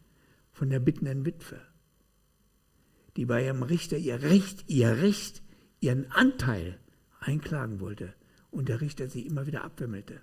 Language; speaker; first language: German; native; German